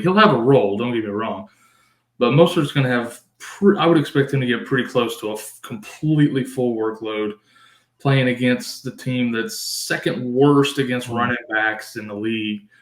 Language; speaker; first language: English; native; English